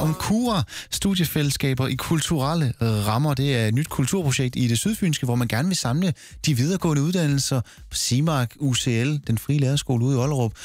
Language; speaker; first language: Danish; native; Danish